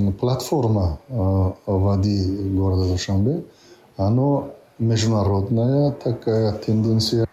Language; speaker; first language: Russian; non-native, local second language; Tajik